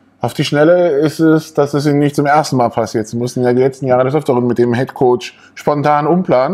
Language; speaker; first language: German; native; German